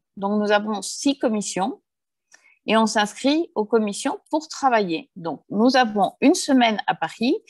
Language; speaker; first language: French; early bilingual, heritage; Spanish